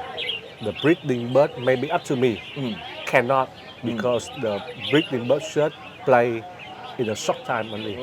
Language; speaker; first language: English; non-native, learner; Vietnamese